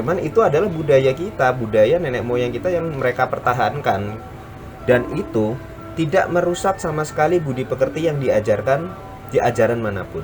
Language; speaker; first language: Indonesian; native; Indonesian